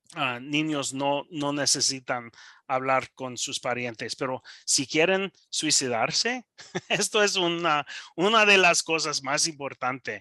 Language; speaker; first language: Spanish; non-native, learner; English